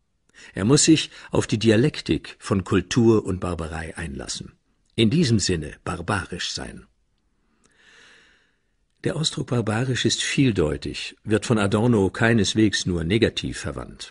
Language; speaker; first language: German; native; German